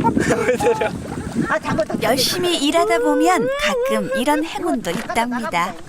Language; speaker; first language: Korean; native; Korean